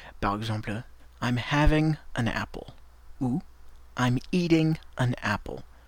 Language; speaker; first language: English; native; English